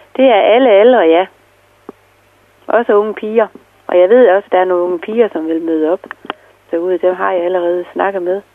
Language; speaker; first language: Danish; native; Danish